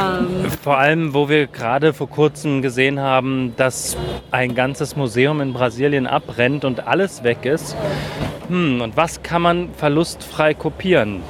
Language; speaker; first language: German; native; German